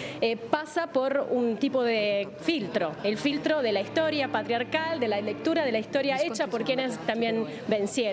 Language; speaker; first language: Spanish; native; Spanish